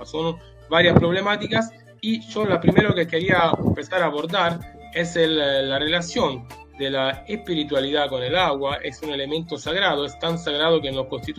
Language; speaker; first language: Spanish; native; Spanish